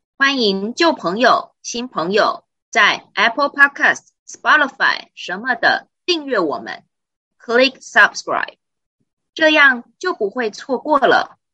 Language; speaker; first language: Chinese; native; Chinese